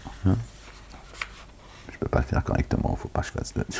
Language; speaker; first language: French; native; French